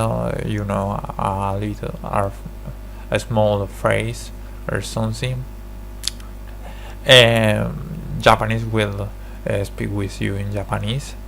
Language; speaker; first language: English; non-native, learner; Spanish